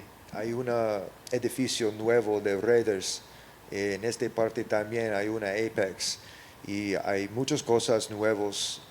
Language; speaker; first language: Spanish; early bilingual, heritage; English